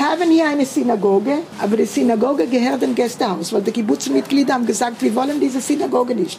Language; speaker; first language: German; early bilingual, heritage; German